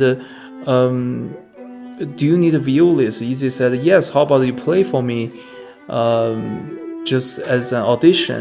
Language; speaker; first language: English; non-native, fluent; Chinese